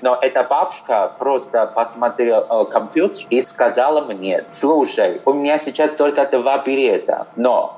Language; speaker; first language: Russian; non-native, fluent; Chinese